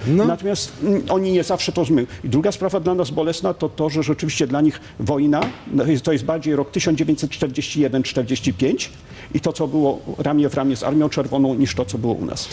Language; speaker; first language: Polish; native; Polish